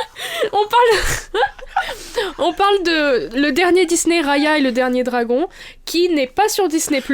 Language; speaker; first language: French; native; French